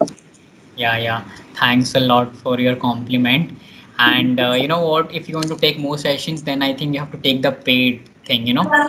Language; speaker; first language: English; non-native, local second language; Hindi